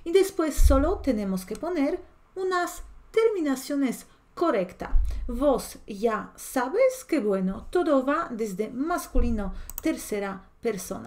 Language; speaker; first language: Spanish; non-native, fluent; Polish